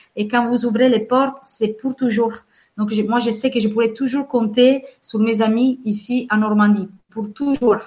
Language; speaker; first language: French; non-native, fluent; Italian